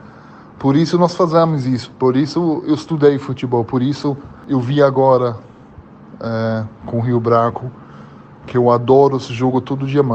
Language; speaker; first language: Portuguese; early bilingual, heritage; German